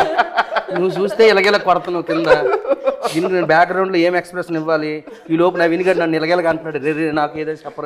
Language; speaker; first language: Telugu; native; Telugu